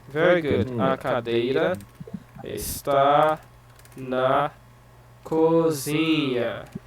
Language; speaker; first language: Portuguese; non-native, fluent; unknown